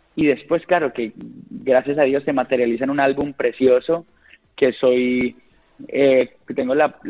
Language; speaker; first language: Spanish; native; Spanish